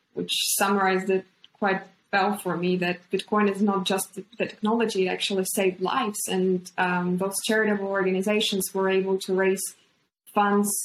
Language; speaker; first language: English; non-native, fluent; Ukrainian